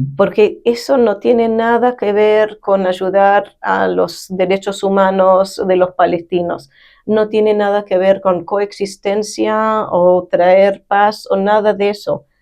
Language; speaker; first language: Spanish; early bilingual, heritage; Spanish